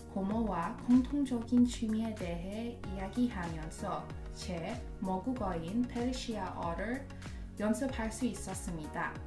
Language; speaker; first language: Korean; non-native, learner; Persian